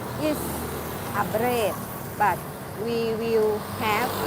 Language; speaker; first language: English; non-native, learner; Thai